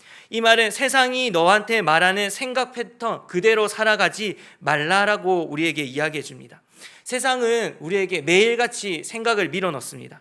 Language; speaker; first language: Korean; native; Korean